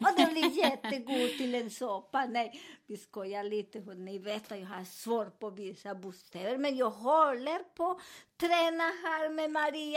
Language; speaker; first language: Swedish; non-native, learner; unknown